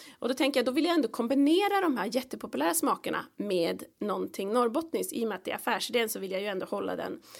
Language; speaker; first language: Swedish; native; Swedish